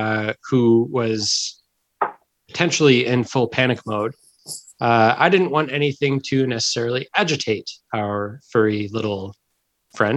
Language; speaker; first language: English; native; English